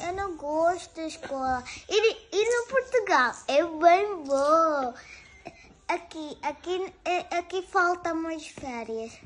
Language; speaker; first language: Portuguese; early bilingual, other home language; Urdu